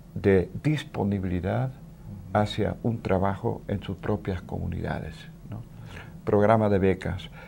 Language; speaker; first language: Spanish; non-native, fluent; Dutch